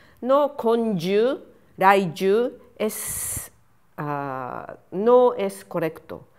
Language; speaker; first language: Spanish; non-native, fluent; Japanese